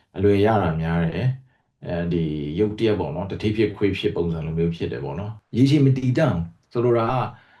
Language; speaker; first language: Burmese; non-native, local second language; Kachin